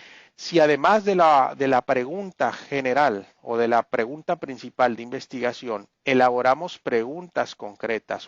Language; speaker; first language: Spanish; native; Spanish